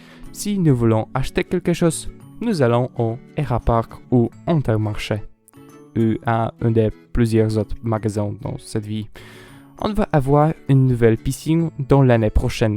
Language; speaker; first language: French; non-native, learner; Polish